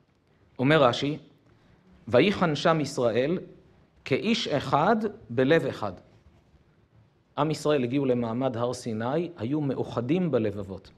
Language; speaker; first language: Hebrew; native; Hebrew